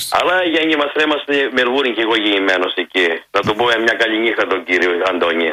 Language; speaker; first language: Greek; early bilingual, heritage; Greek